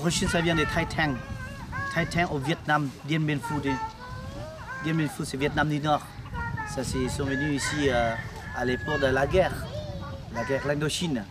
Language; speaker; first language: French; non-native, learner; Lao